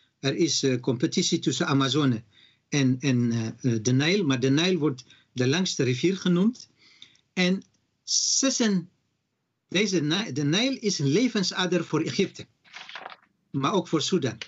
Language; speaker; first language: Dutch; non-native, fluent; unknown